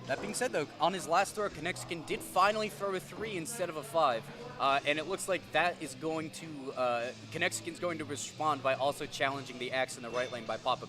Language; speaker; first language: English; native; English